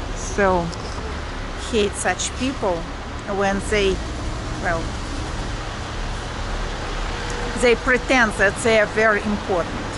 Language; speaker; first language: English; non-native, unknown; Russian